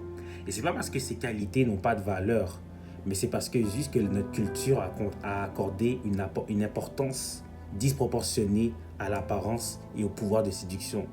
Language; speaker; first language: French; native; French